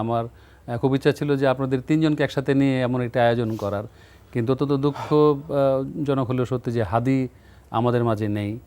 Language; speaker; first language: Bangla; native; Bangla